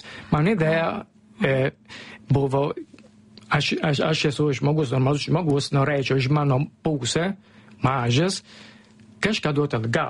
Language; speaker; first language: Lithuanian; non-native, fluent; Italian